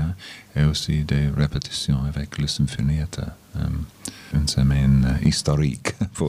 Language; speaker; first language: French; non-native, learner; English